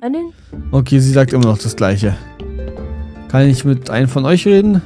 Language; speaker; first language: German; native; German